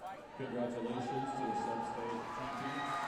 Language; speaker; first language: English; native; English